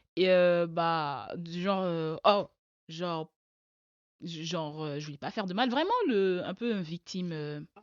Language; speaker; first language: French; early bilingual, other home language; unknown